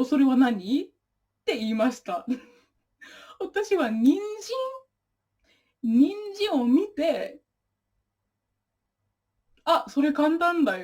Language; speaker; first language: Japanese; non-native, fluent; English